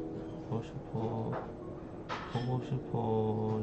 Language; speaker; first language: Korean; non-native, learner; English